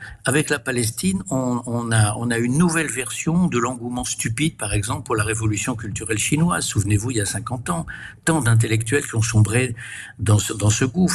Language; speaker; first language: French; native; French